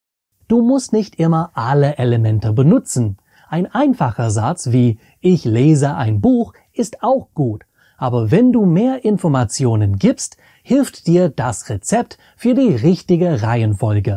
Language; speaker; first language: German; non-native, fluent; English